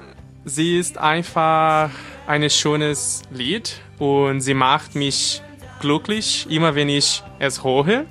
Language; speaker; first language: German; non-native, fluent; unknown